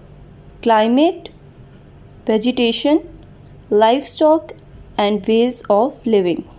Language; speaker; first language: English; non-native, local second language; Urdu